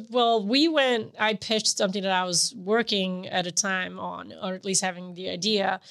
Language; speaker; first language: English; non-native, fluent; Serbian